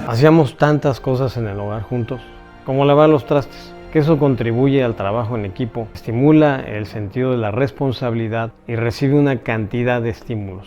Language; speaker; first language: Spanish; native; Spanish